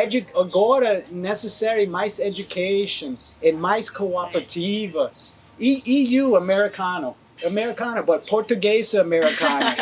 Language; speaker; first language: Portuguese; non-native, learner; English